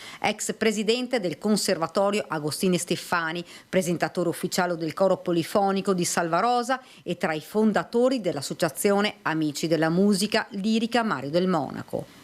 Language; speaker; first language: Italian; native; Italian